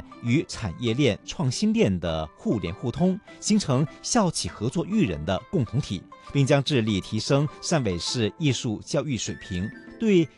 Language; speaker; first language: Chinese; native; Chinese